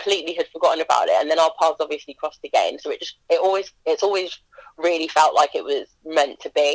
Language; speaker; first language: English; native; English